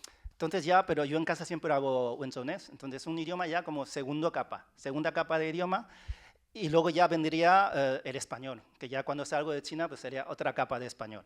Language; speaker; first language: Spanish; early bilingual, other home language; Chinese